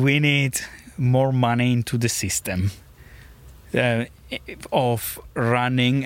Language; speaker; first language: English; non-native, fluent; Italian